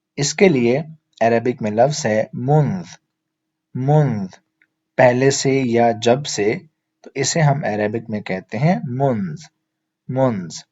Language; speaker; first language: Urdu; native; Urdu